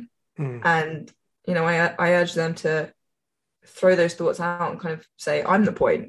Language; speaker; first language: English; native; English